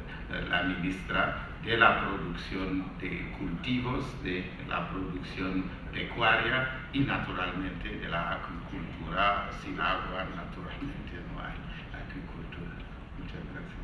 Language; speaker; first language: Spanish; non-native, fluent; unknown